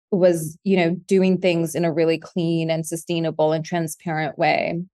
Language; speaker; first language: English; native; English